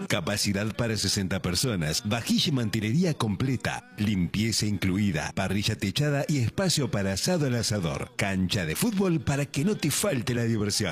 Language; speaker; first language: Spanish; native; Spanish